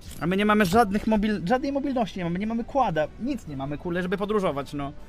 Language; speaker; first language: Polish; native; Polish